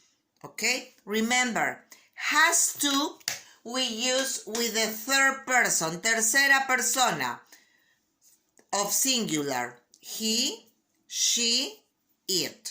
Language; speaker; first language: English; non-native, learner; Spanish